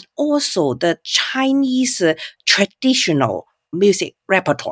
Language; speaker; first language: English; non-native, fluent; Cantonese